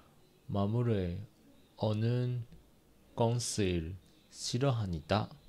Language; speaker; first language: Korean; non-native, learner; Chinese